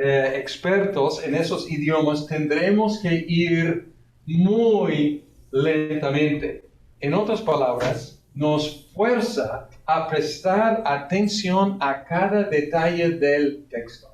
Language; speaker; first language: Spanish; non-native, fluent; English